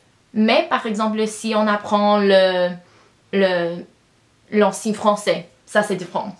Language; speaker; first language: French; non-native, learner; English